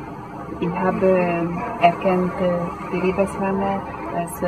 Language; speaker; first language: German; non-native, learner; Hungarian